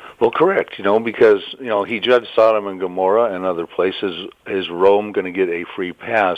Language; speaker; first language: English; native; English